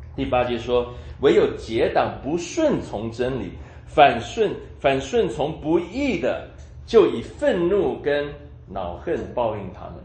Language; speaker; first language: Chinese; native; Chinese